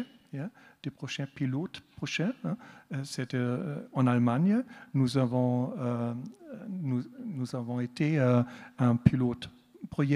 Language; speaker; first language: French; non-native, learner; German